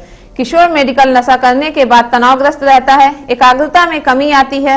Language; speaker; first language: Hindi; native; Hindi